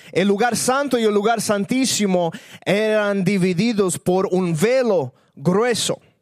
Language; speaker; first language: Spanish; early bilingual, other home language; English